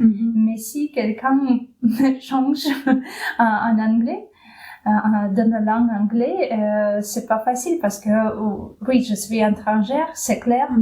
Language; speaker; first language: French; non-native, fluent; Ukrainian